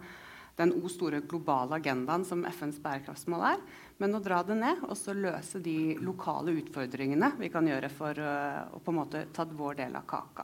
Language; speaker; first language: Norwegian; native; Norwegian